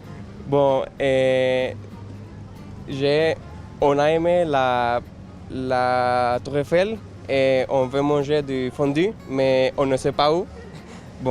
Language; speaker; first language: French; non-native, learner; Spanish